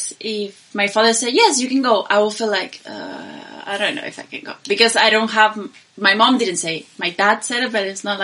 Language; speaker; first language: English; non-native, learner; Spanish